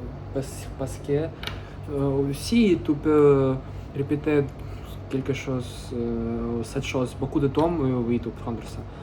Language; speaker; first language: French; non-native, learner; Russian